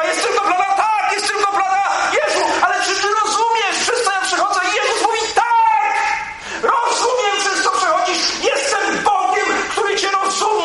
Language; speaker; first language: Polish; native; Polish